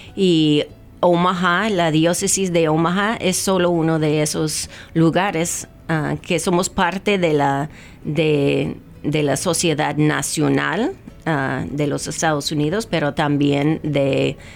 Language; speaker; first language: Spanish; non-native, fluent; English